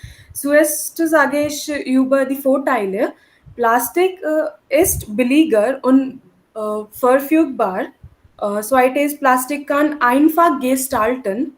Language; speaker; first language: German; non-native, learner; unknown